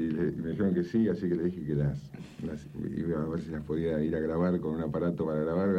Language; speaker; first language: Spanish; native; Spanish